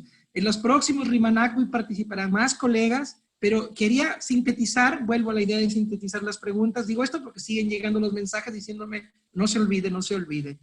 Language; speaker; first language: Spanish; native; Spanish